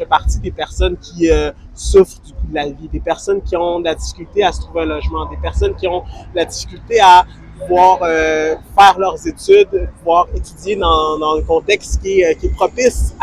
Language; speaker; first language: French; native; French